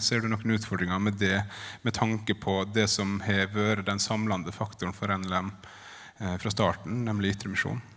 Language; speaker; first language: Norwegian; native; Norwegian